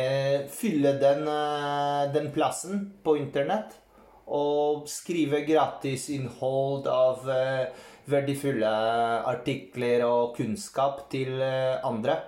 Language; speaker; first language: Swedish; non-native, fluent; Polish